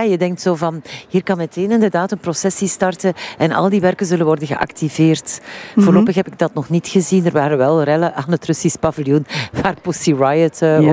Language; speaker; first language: Dutch; native; Dutch